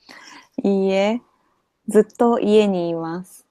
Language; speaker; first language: Japanese; non-native, fluent; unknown